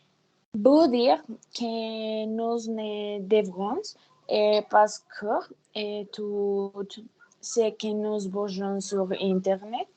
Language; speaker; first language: French; non-native, learner; Spanish